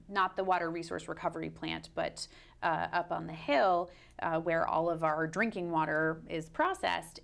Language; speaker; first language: English; native; English